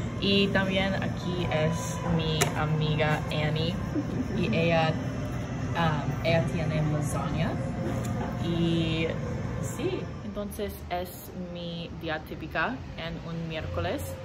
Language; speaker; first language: Spanish; non-native, learner; English